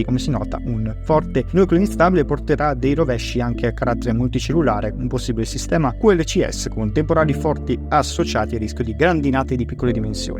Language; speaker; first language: Italian; native; Italian